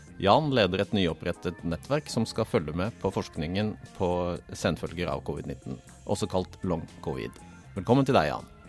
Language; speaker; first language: Norwegian; native; Norwegian